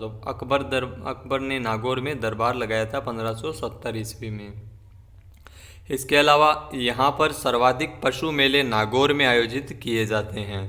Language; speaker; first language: Hindi; native; Hindi